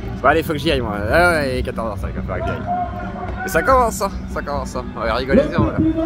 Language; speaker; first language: French; native; French